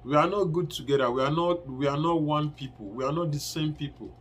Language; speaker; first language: English; non-native, local second language; Yoruba